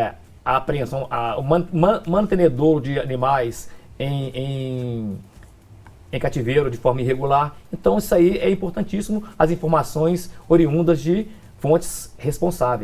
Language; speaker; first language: Portuguese; native; Portuguese